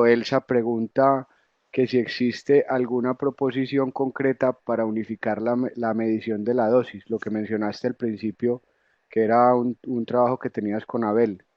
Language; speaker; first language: Spanish; native; Spanish